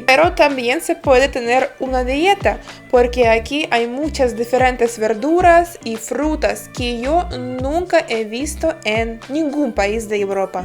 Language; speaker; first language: Spanish; non-native, fluent; Ukrainian